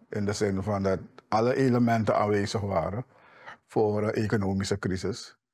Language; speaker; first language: Dutch; native; Dutch